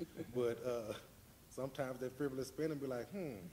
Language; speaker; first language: English; native; English